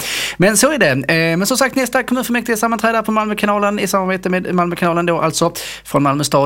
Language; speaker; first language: Swedish; native; Swedish